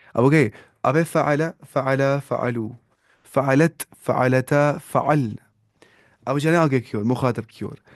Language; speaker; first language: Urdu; native; Urdu